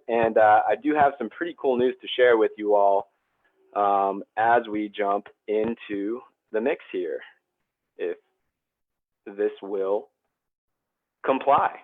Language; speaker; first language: English; native; English